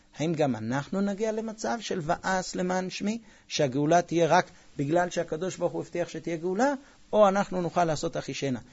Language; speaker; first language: Hebrew; non-native, fluent; English